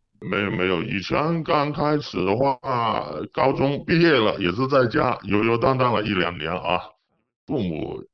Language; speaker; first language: Chinese; non-native, local second language; Cantonese